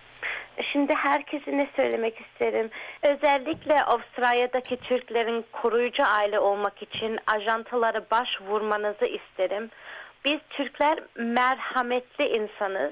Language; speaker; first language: Turkish; early bilingual, heritage; Turkish